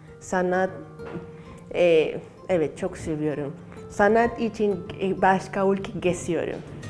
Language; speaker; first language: Turkish; non-native, learner; Spanish